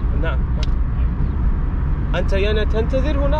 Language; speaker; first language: Arabic; non-native, learner; English